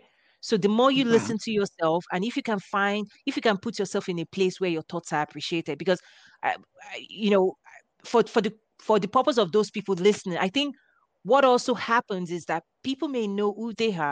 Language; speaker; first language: English; non-native, local second language; Yoruba